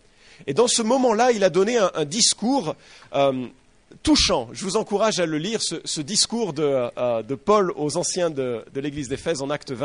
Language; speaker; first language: French; native; French